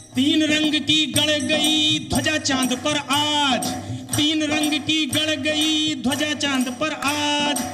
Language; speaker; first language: Hindi; native; Hindi